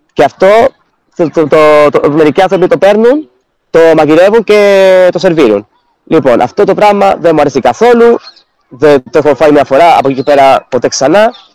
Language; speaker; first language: Greek; non-native, fluent; Spanish